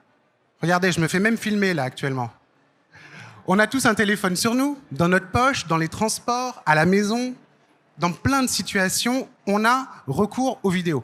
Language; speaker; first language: French; native; French